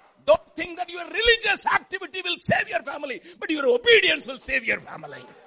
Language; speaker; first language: English; non-native, local second language; Tamil